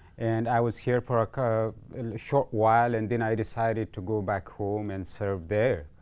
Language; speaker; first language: English; non-native, fluent; Pashto